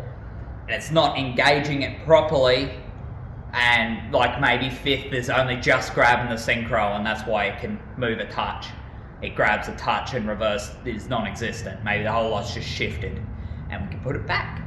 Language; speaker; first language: English; native; English